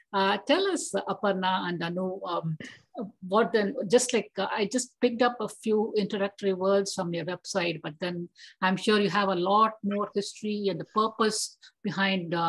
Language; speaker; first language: English; non-native, local second language; Tamil